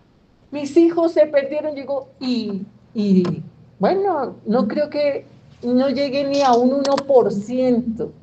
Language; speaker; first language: Spanish; native; Spanish